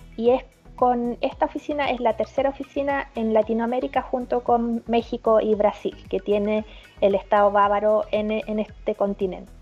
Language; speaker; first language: Spanish; early bilingual, heritage; German